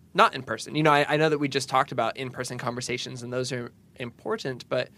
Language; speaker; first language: English; native; English